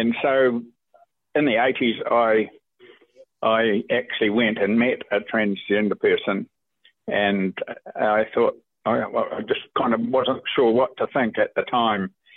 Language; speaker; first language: English; native; English